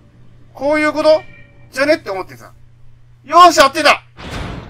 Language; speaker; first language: Japanese; native; Japanese